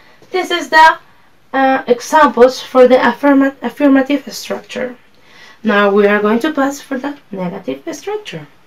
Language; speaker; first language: English; non-native, fluent; Spanish